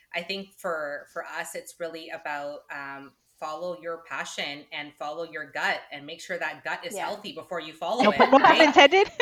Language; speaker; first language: English; native; English